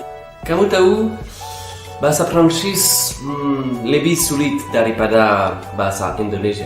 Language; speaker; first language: Indonesian; non-native, learner; French